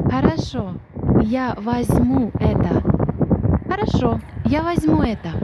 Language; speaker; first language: Russian; non-native, learner; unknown